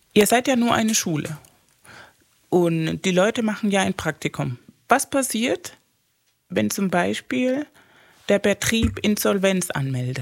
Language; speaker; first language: German; non-native, fluent; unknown